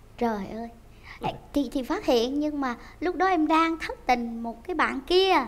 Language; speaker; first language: Vietnamese; native; Vietnamese